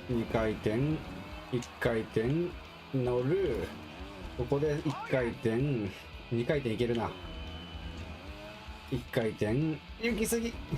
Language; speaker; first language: Japanese; native; Japanese